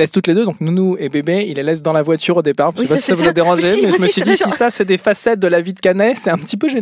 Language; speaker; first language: French; native; French